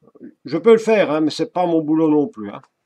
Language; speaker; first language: French; native; French